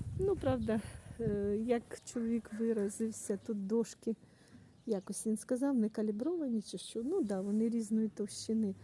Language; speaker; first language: Ukrainian; native; Ukrainian